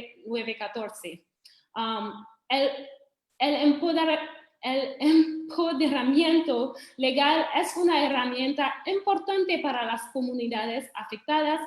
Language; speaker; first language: Spanish; non-native, fluent; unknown